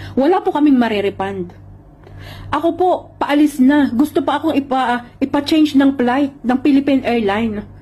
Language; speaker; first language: Filipino; native; Filipino